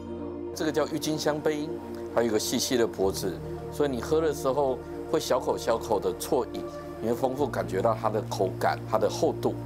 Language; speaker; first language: Chinese; native; Chinese